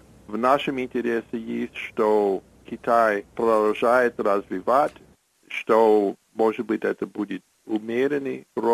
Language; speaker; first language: Russian; non-native, fluent; English